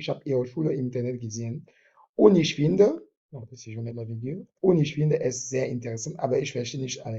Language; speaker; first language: German; non-native, fluent; French